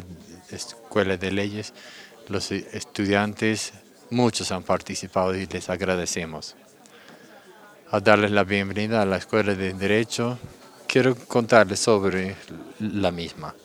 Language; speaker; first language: Spanish; non-native, fluent; English